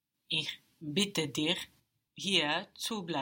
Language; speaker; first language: German; non-native, learner; English